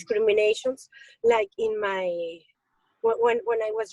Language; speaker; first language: English; non-native, learner; Spanish